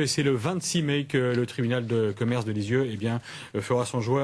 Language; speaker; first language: French; native; French